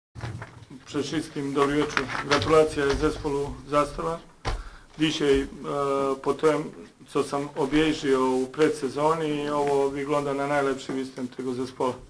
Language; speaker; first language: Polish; non-native, learner; Serbian